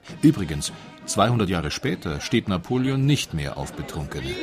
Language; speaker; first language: German; native; German